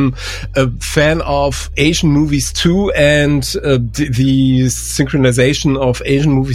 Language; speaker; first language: English; non-native, fluent; German